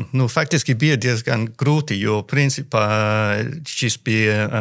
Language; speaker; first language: Latvian; non-native, learner; English